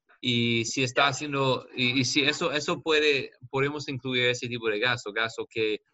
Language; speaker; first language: Spanish; non-native, learner; English